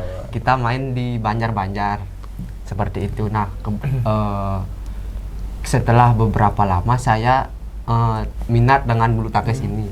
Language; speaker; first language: Indonesian; non-native, local second language; Balinese